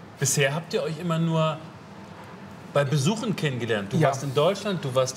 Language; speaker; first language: German; native; German